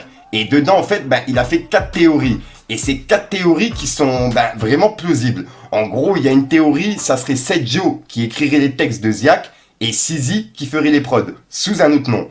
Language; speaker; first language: French; native; French